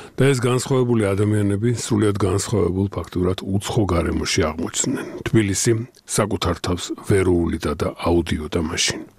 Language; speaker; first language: Georgian; native; Georgian